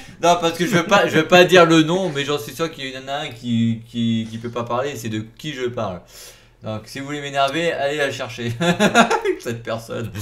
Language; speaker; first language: French; native; French